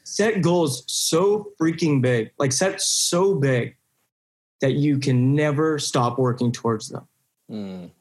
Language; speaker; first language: English; native; English